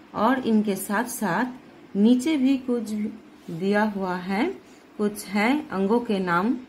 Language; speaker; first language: Hindi; native; Hindi